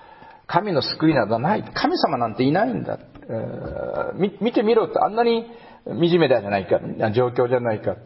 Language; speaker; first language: Japanese; native; Japanese